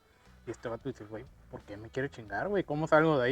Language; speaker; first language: Spanish; native; Spanish